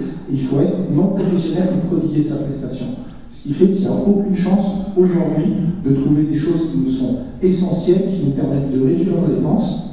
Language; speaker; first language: French; native; French